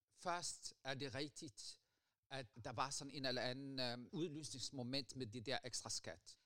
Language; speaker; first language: Danish; non-native, fluent; Arabic